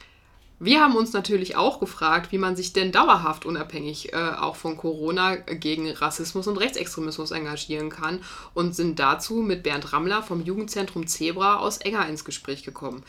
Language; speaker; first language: German; native; German